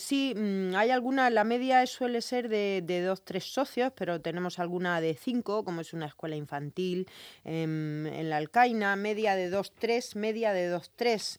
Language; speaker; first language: Spanish; native; Spanish